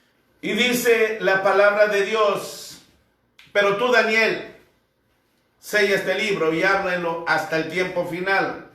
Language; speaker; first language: Spanish; native; Spanish